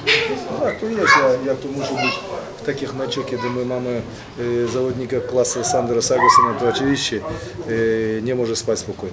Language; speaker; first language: Polish; non-native, fluent; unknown